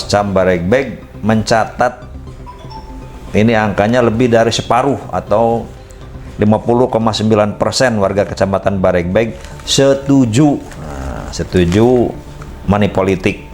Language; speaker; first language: Indonesian; native; Indonesian